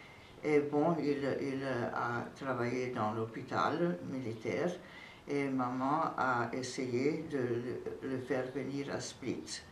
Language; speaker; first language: French; non-native, fluent; Serbian